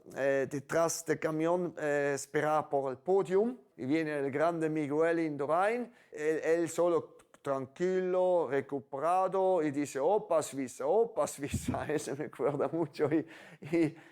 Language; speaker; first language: Spanish; non-native, fluent; German